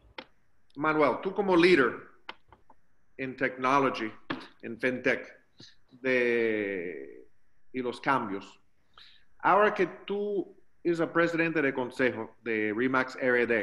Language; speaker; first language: Spanish; non-native, learner; English